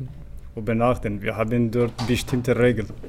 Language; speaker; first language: German; non-native, learner; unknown